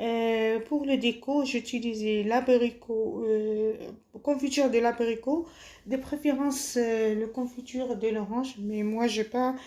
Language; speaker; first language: French; non-native, fluent; Arabic